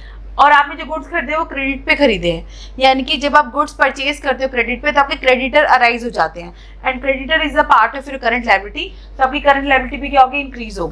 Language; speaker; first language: Hindi; native; Hindi